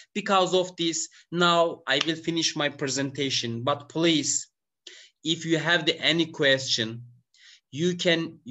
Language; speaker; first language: English; non-native, learner; Turkish